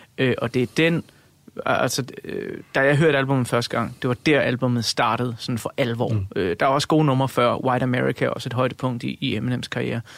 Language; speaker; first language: Danish; native; Danish